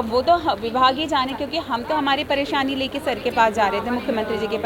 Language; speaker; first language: Hindi; native; Hindi